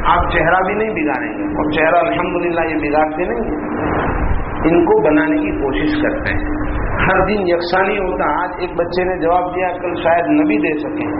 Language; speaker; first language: Urdu; non-native, local second language; Gujarati